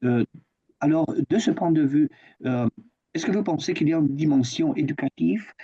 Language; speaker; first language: French; non-native, fluent; Romanian